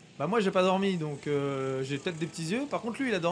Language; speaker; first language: French; native; French